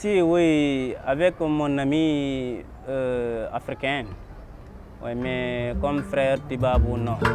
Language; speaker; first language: French; non-native, learner; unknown